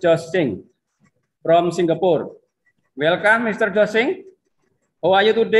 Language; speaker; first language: English; non-native, learner; Indonesian